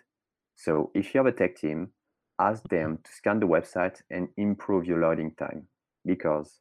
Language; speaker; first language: English; non-native, fluent; French